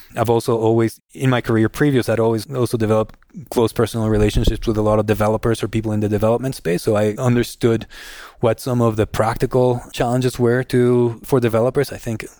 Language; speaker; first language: English; non-native, fluent; Spanish